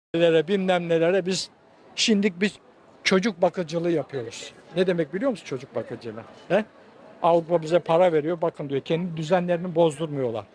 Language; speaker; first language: Turkish; native; Turkish